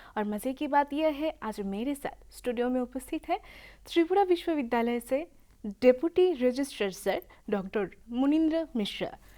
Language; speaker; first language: Hindi; non-native, local second language; Bangla